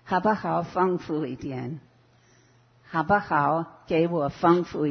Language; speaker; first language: Chinese; non-native, fluent; English